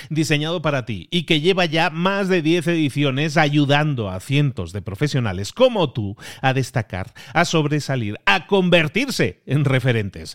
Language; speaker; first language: Spanish; native; Spanish